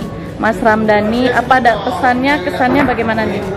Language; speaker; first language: Indonesian; native; Indonesian